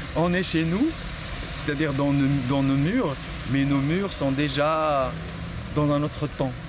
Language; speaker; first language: French; non-native, local second language; Arabic